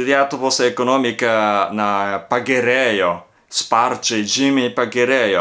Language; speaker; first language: Lithuanian; non-native, learner; Japanese